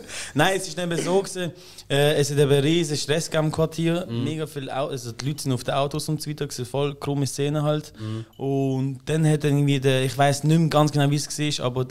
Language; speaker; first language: German; native; German